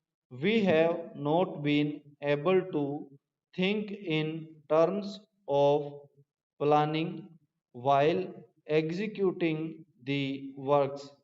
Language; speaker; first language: English; non-native, local second language; Hindi